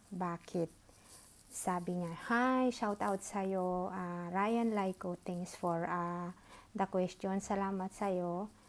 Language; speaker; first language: Filipino; non-native, local second language; Iloko